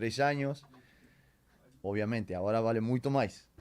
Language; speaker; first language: Portuguese; non-native, learner; Spanish